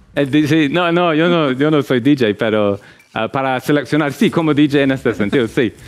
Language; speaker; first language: Spanish; non-native, fluent; English